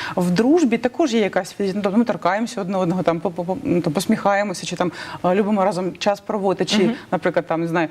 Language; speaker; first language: Ukrainian; non-native, local second language; Russian